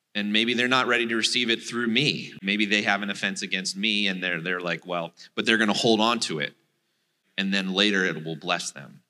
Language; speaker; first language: English; native; English